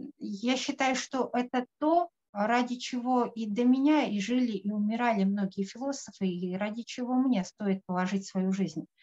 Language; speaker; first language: Russian; native; Russian